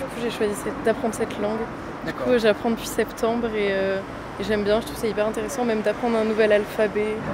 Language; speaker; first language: French; native; French